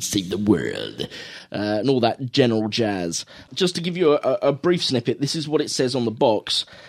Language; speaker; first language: English; native; English